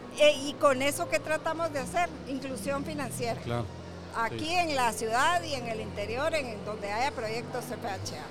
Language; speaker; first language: Spanish; native; Spanish